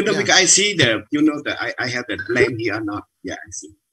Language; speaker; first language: English; non-native, learner; Vietnamese